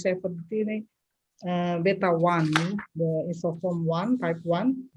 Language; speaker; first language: English; non-native, local second language; Indonesian